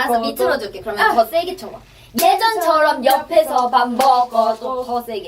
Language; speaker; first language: Korean; native; Korean